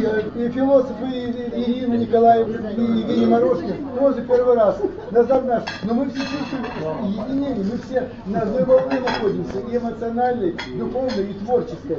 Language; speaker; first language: Russian; native; Russian